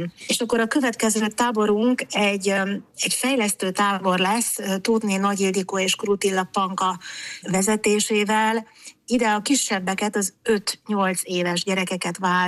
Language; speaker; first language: Hungarian; native; Hungarian